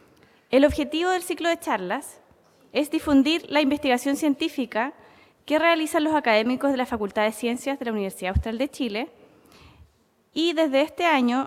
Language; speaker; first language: Spanish; native; Spanish